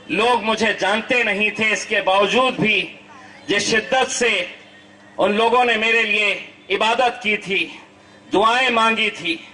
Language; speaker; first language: Urdu; native; Urdu